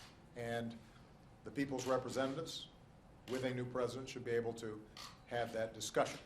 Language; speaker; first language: English; native; English